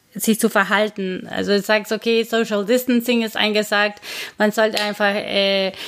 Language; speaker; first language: German; non-native, fluent; Spanish